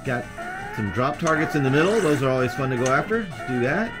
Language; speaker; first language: English; native; English